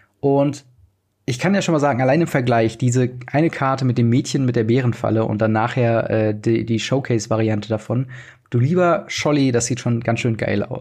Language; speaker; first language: German; native; German